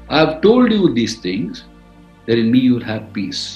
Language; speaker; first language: English; non-native, local second language; Tamil